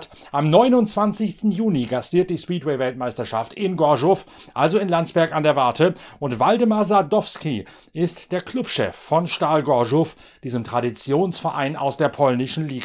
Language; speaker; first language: German; native; German